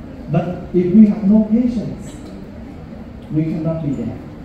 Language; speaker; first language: English; non-native, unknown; Vietnamese